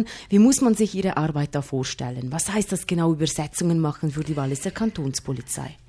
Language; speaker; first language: German; native; German